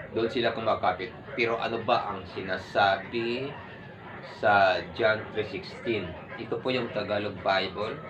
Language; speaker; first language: Filipino; non-native, local second language; Aklanon